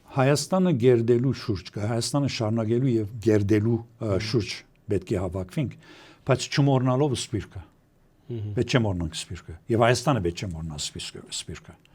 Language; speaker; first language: Armenian; early bilingual, heritage; Armenian